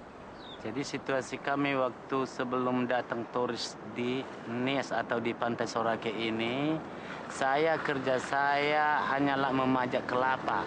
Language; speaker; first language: Indonesian; non-native, local second language; Nias